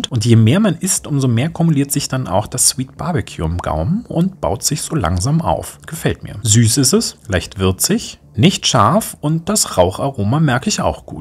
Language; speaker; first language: German; native; German